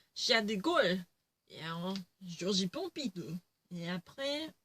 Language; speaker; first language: French; non-native, learner; Korean